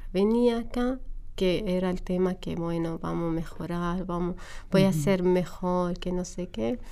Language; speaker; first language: Spanish; non-native, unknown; Arabic